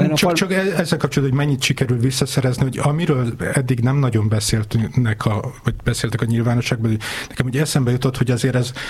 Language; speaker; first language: Hungarian; native; Hungarian